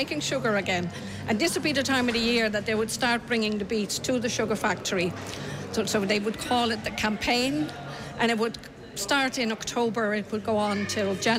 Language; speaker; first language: English; native; English